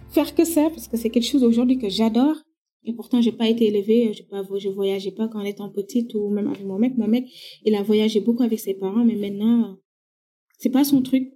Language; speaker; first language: French; non-native, local second language; Wolof